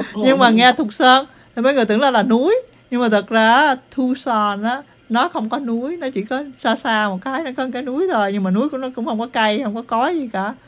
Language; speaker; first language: Vietnamese; early bilingual, heritage; Vietnamese